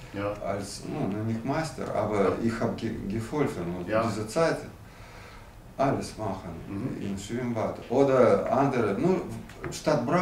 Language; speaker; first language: German; non-native, learner; Russian